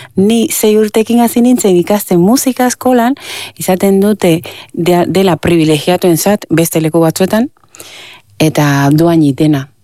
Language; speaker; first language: Basque; non-native, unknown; Spanish